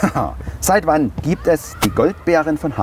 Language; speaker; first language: German; native; German